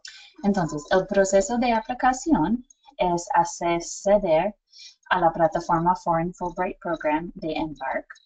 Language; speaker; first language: Spanish; non-native, fluent; English